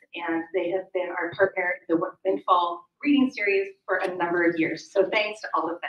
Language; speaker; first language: English; native; English